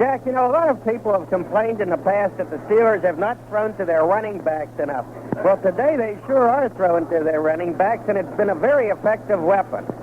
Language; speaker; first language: English; native; English